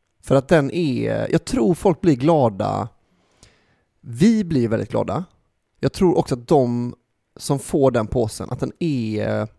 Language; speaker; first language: Swedish; native; Swedish